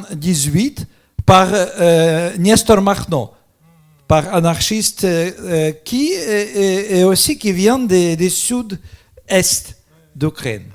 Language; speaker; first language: French; non-native, fluent; Russian